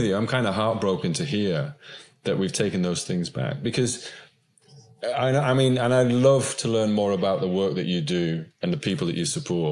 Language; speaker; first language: English; native; English